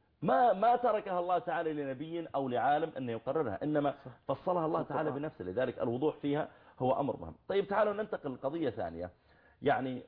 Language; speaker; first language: Arabic; native; Arabic